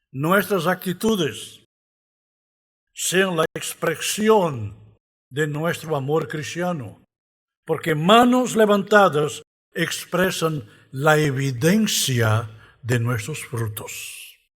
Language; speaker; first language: Spanish; non-native, fluent; Portuguese